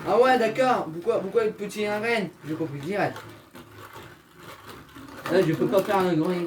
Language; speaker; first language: French; native; French